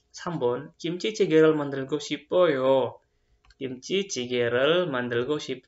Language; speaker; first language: Korean; non-native, fluent; Indonesian